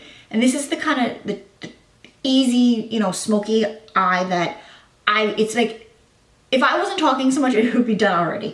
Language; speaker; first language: English; native; English